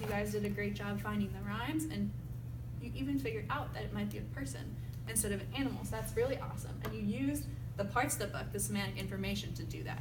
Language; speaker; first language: English; native; English